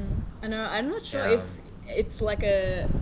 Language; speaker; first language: English; non-native, fluent; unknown